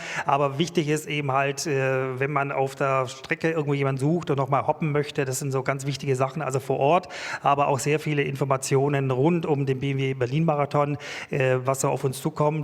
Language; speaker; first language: German; native; German